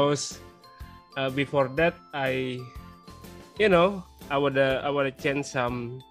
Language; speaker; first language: English; non-native, learner; Indonesian